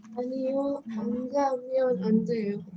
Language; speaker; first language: Korean; non-native, learner; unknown